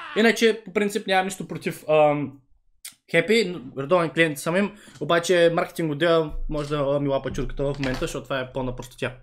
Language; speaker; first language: Bulgarian; early bilingual, other home language; Vietnamese